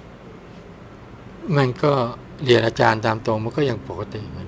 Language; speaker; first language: Thai; native; Thai